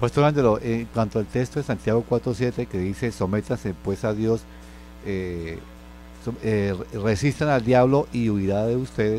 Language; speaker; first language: Spanish; native; Spanish